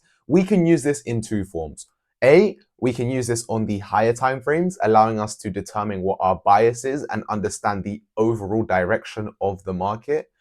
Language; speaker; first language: English; native; English